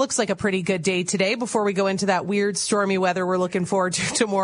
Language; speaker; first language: English; native; English